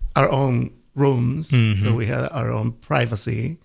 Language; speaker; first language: English; non-native, fluent; Spanish